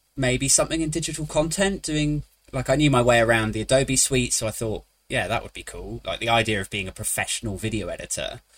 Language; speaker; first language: English; native; English